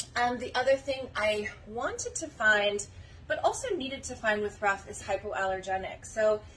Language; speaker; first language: English; native; English